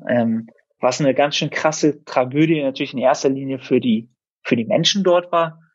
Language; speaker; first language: German; native; German